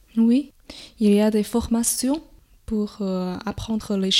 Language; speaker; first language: French; non-native, fluent; Chinese